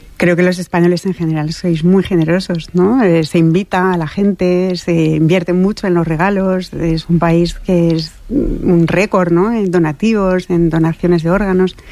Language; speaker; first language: Spanish; non-native, fluent; French